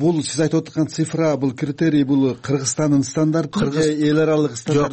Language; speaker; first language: Kyrgyz; native; Kyrgyz